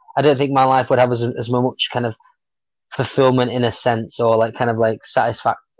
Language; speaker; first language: English; native; English